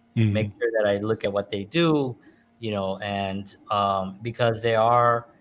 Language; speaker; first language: English; native; English